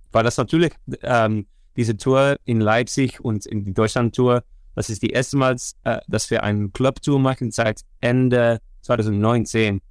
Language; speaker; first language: German; non-native, learner; Dutch